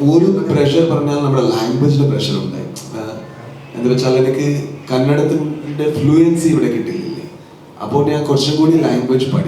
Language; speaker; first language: Malayalam; non-native, learner; Kannada